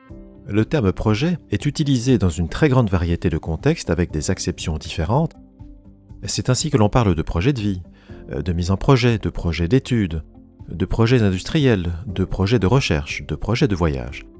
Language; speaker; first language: French; native; French